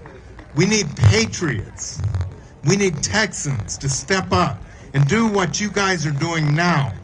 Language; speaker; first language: English; native; English